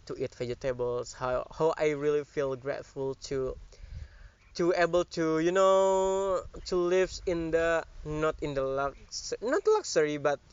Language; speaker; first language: English; non-native, learner; Indonesian